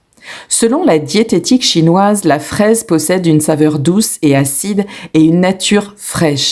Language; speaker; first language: French; native; French